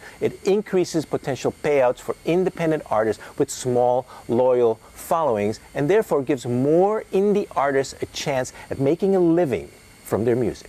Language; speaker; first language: English; native; English